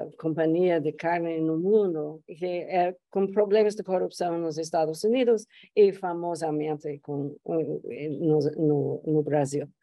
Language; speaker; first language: Portuguese; non-native, fluent; English